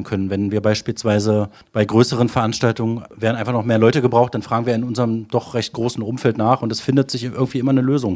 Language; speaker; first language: German; native; German